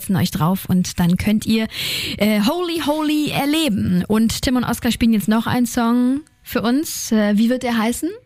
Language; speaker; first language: German; native; German